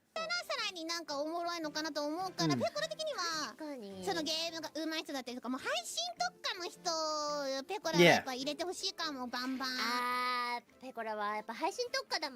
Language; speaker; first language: Japanese; native; Japanese